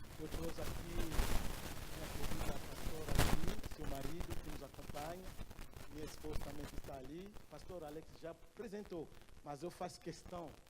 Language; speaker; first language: Portuguese; non-native, fluent; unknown